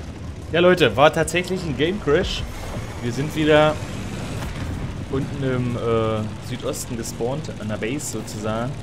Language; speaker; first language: German; native; German